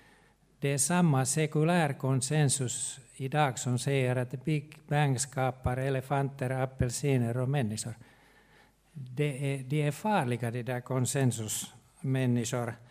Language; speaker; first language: Swedish; non-native, local second language; Finnish